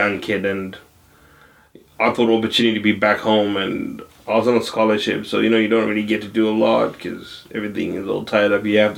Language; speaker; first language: English; non-native, local second language; Shona